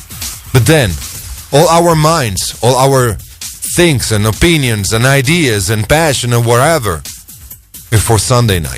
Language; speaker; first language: English; non-native, fluent; Italian